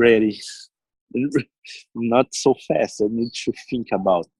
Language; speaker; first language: English; non-native, learner; Portuguese